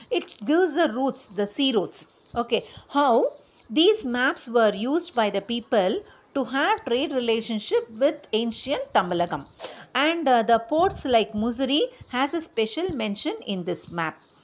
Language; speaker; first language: English; non-native, local second language; Tamil